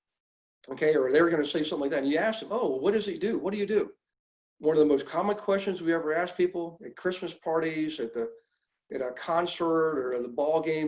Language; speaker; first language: English; native; English